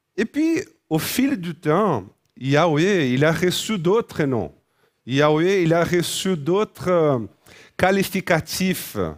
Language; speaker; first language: French; non-native, fluent; Portuguese